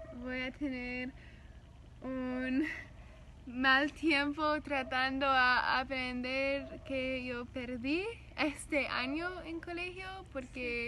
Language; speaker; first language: Spanish; non-native, learner; English